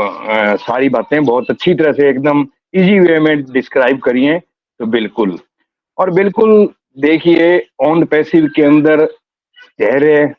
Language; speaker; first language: Hindi; native; Hindi